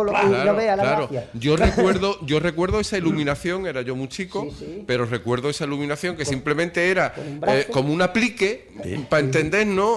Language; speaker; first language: Spanish; native; Spanish